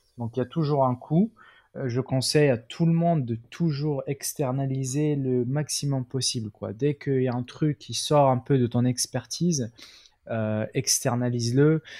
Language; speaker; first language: French; non-native, local second language; Arabic